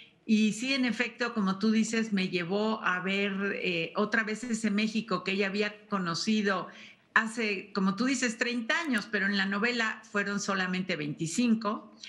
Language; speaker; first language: Spanish; native; Spanish